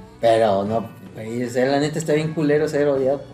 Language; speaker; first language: Spanish; native; Spanish